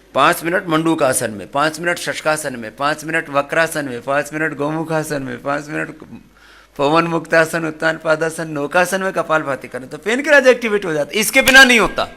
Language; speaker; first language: Hindi; native; Hindi